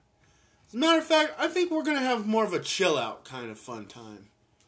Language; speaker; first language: English; native; English